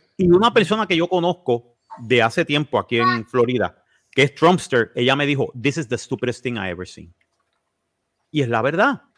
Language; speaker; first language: Spanish; native; Spanish